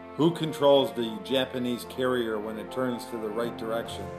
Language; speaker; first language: English; native; English